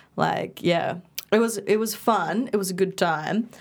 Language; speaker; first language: English; non-native, local second language; Indonesian